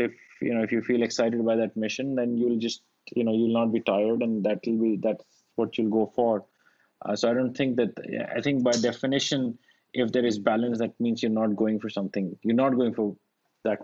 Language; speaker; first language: English; non-native, local second language; Hindi